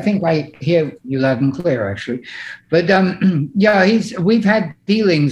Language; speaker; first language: English; native; English